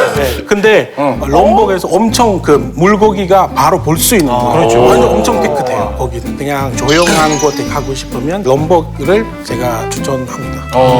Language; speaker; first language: Korean; non-native, fluent; Indonesian